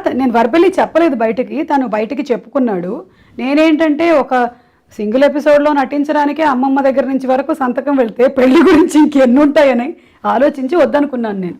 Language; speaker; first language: Telugu; non-native, local second language; Malayalam